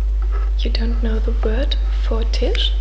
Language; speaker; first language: English; non-native, fluent; German